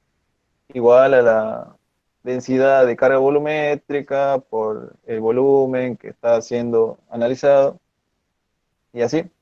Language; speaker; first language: Spanish; native; Spanish